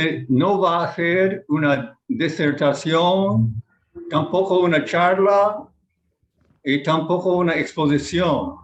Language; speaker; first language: Spanish; non-native, fluent; Japanese